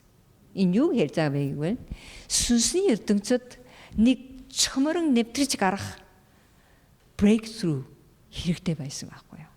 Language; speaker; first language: Mongolian; non-native, fluent; Korean